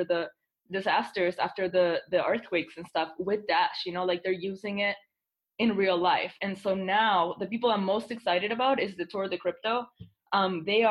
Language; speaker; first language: English; non-native, fluent; Spanish